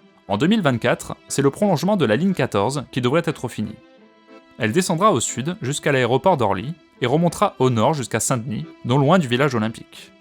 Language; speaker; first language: French; native; French